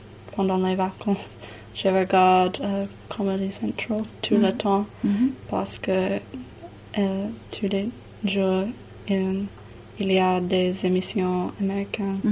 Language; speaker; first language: French; non-native, learner; English